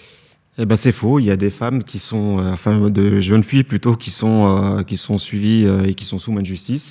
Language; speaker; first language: French; native; French